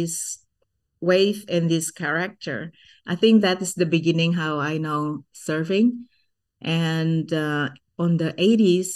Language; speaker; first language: English; non-native, fluent; Sundanese